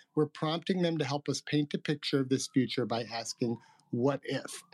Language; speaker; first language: English; native; English